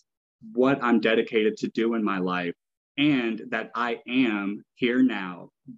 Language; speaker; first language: English; native; English